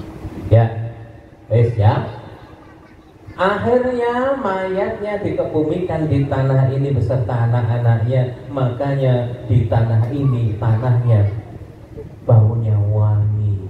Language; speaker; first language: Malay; non-native, local second language; Javanese